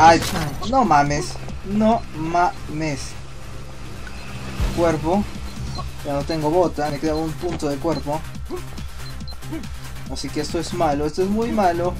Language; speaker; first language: Spanish; native; Spanish